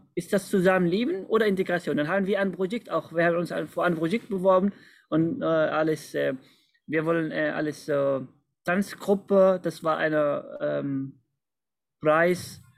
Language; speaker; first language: German; non-native, fluent; Arabic